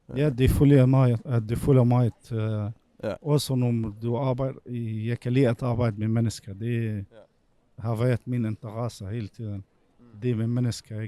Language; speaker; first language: Danish; non-native, fluent; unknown